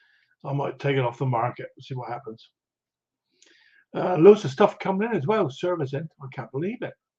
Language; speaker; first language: English; native; English